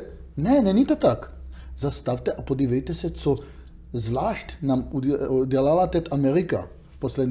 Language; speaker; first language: Czech; non-native, learner; Hebrew